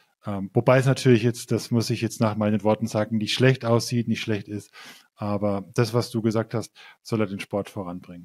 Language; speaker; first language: German; native; German